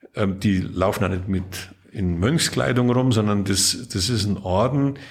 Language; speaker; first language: German; native; German